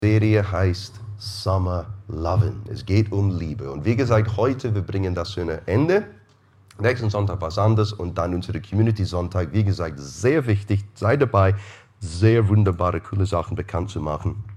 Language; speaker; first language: German; non-native, fluent; English